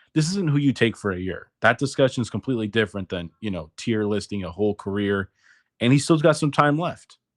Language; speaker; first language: English; native; English